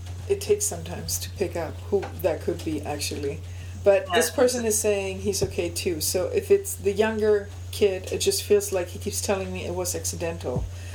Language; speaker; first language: English; non-native, fluent; German